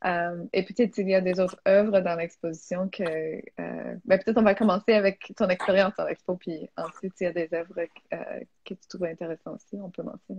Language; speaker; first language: French; non-native, fluent; English